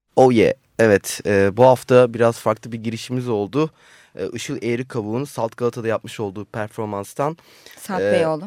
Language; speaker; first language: Turkish; native; Turkish